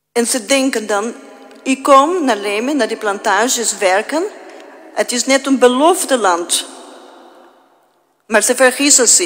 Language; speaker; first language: Dutch; non-native, fluent; Portuguese